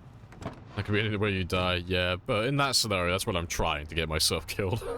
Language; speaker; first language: English; native; English